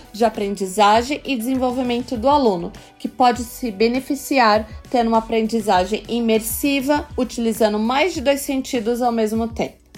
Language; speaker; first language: Portuguese; native; Portuguese